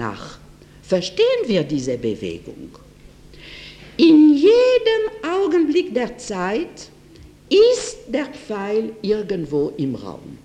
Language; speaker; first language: German; non-native, fluent; French